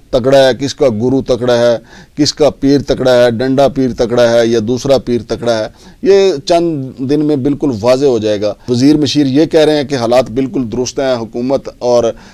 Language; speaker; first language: Urdu; native; Urdu